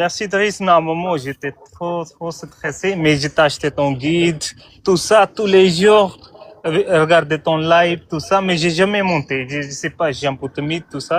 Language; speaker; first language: French; non-native, learner; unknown